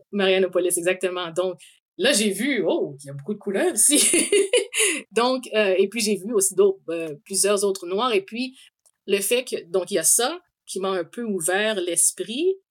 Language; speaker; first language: French; native; French